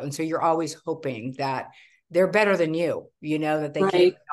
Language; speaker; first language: English; native; English